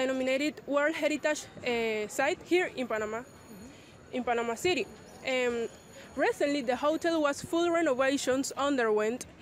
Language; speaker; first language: English; non-native, learner; Spanish